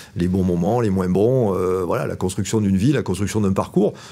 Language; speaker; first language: French; native; French